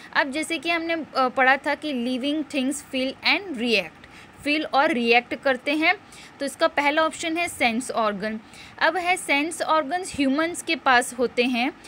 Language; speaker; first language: Hindi; non-native, local second language; Gujarati